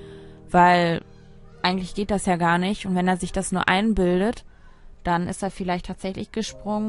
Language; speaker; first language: German; native; German